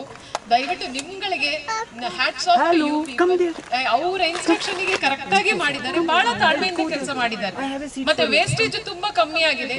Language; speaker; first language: Kannada; native; Kannada